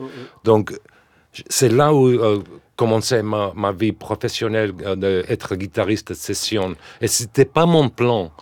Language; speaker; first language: French; non-native, fluent; English